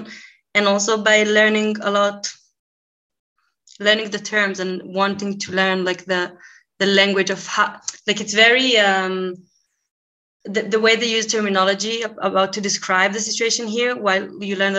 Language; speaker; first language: English; non-native, fluent; Hebrew